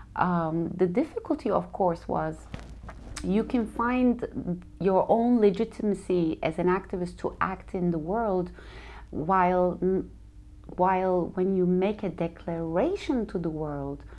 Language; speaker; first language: English; non-native, fluent; Turkish